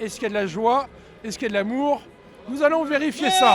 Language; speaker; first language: French; native; French